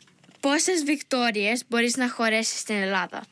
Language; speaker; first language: Greek; early bilingual, heritage; English